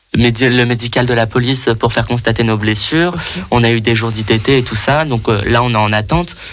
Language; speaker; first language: French; native; French